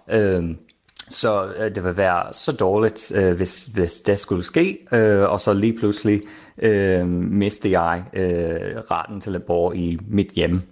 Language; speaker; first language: Danish; non-native, fluent; English